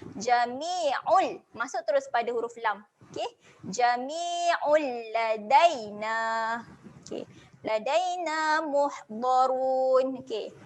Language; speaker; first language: Malay; native; Malay